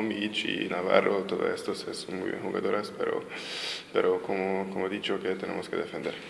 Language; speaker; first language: Spanish; non-native, learner; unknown